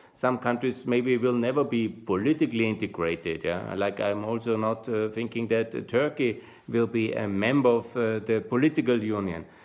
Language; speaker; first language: English; non-native, fluent; German